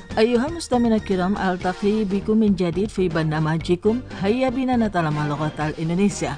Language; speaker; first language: Arabic; non-native, fluent; Indonesian